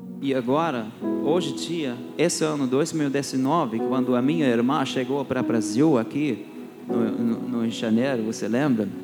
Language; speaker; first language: Portuguese; non-native, fluent; German